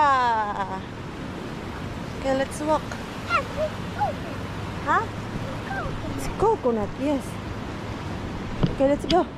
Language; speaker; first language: English; non-native, local second language; Filipino